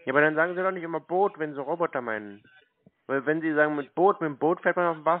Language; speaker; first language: German; native; German